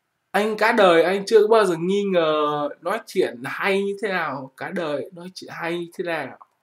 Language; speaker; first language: Vietnamese; native; Vietnamese